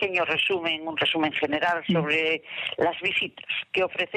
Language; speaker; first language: Spanish; native; Spanish